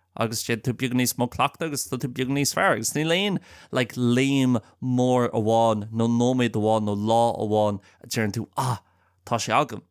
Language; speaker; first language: Irish; non-native, local second language; English